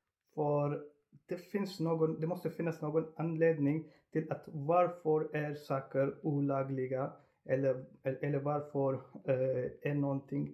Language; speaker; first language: Swedish; non-native, fluent; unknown